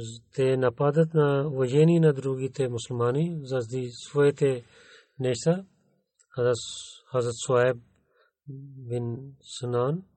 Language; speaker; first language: Bulgarian; non-native, learner; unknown